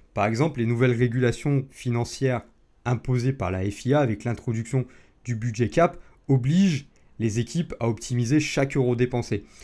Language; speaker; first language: French; native; French